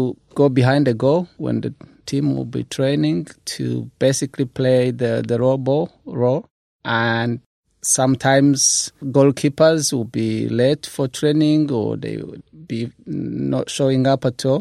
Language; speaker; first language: English; non-native, local second language; Kinyarwanda